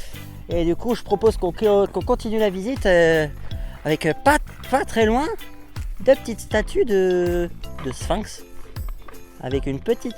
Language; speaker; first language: French; native; French